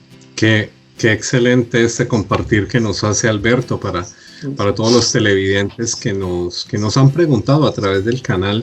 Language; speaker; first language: Spanish; native; Spanish